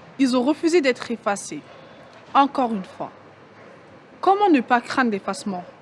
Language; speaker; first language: French; early bilingual, other home language; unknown